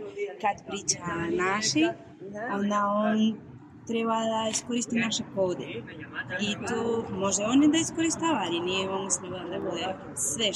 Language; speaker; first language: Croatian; non-native, learner; Spanish